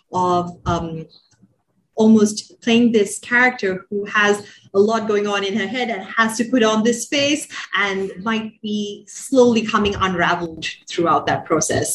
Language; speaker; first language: English; non-native, local second language; Sinhala